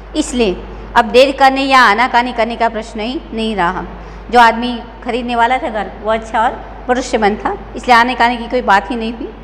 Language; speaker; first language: Hindi; non-native, local second language; Gujarati